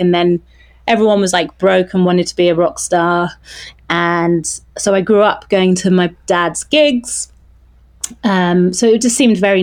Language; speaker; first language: English; non-native, local second language; French